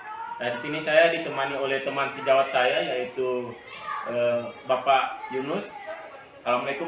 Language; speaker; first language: Indonesian; native; Indonesian